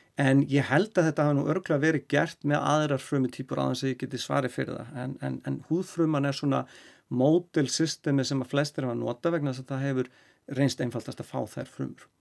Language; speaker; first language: Icelandic; native; Icelandic